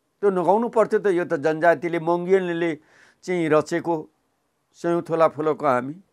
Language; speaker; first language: Nepali; non-native, local second language; Limbu